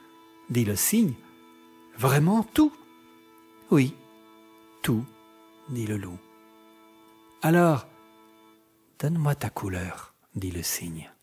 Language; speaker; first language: French; native; French